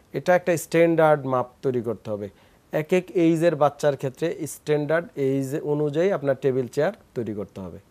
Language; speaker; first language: Bangla; native; Bangla